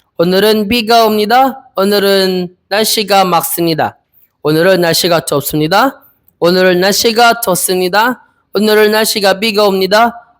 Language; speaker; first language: Korean; non-native, learner; Filipino